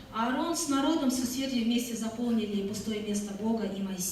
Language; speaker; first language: Russian; native; Russian